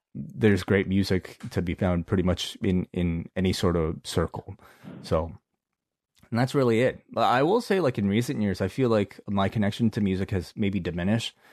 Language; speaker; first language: English; non-native, local second language; Cantonese